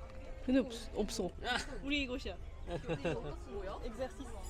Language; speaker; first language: Korean; non-native, learner; French